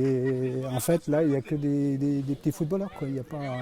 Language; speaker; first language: French; native; French